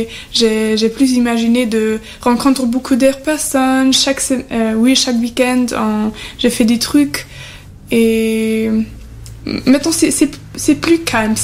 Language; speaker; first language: French; non-native, learner; German